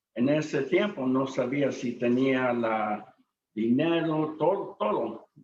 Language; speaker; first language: Spanish; early bilingual, other home language; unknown